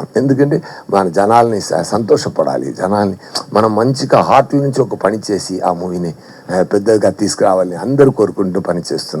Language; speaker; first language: Telugu; non-native, fluent; Tamil